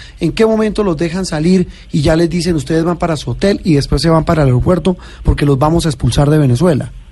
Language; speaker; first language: Spanish; native; Spanish